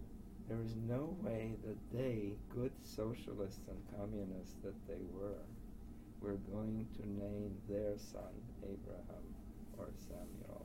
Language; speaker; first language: English; early bilingual, other home language; Polish